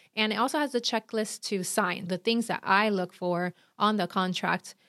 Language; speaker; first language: English; non-native, fluent; Spanish